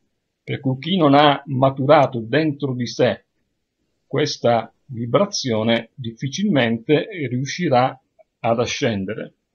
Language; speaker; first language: Italian; native; Italian